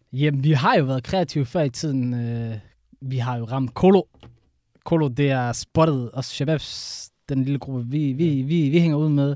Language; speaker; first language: Danish; early bilingual, other home language; Somali